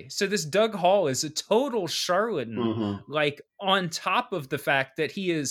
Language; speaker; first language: English; native; English